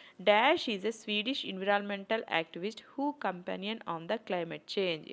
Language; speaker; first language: English; non-native, local second language; Telugu